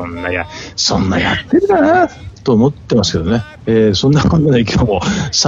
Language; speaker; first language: Japanese; native; Japanese